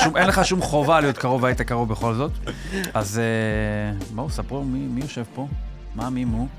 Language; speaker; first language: Hebrew; native; Hebrew